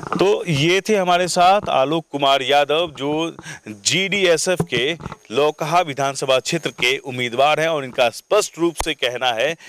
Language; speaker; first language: Hindi; native; Hindi